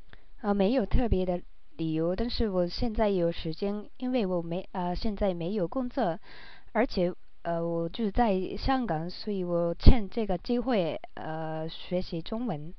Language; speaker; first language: Chinese; non-native, learner; Japanese